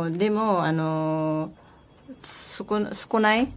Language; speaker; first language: Japanese; non-native, learner; Filipino